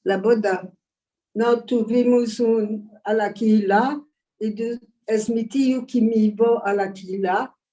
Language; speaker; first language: Spanish; early bilingual, heritage; Ladino